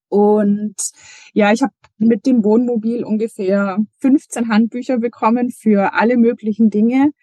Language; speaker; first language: German; native; German